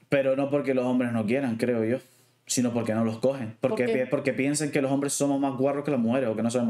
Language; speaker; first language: Spanish; native; Spanish